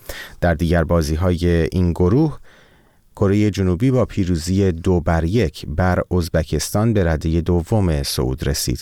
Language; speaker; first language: Persian; native; Persian